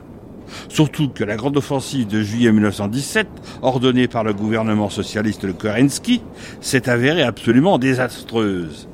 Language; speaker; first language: French; native; French